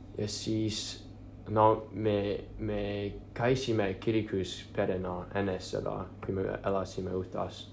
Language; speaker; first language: Estonian; non-native, fluent; English